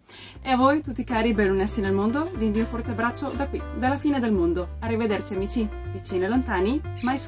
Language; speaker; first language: Italian; non-native, fluent; Spanish